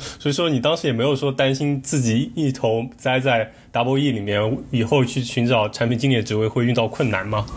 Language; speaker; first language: Chinese; native; Chinese